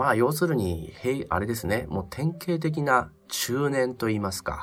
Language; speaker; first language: Japanese; native; Japanese